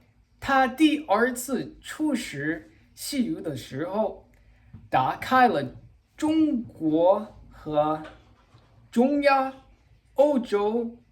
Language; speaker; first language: Chinese; non-native, learner; English